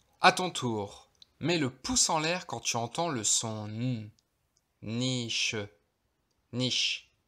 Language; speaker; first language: French; non-native, local second language; Arabic